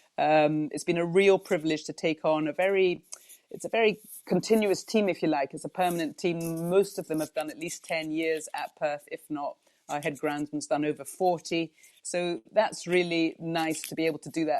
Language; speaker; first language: English; native; English